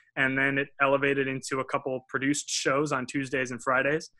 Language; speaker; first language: English; native; English